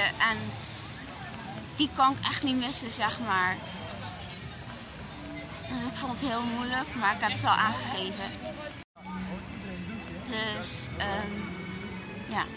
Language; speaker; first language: Dutch; native; Dutch